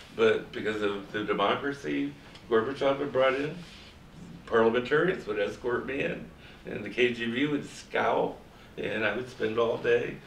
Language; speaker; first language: English; native; English